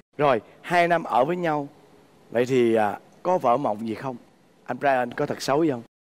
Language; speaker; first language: Vietnamese; native; Vietnamese